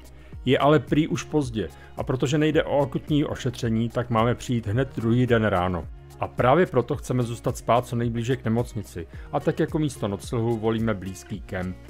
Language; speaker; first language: Czech; native; Czech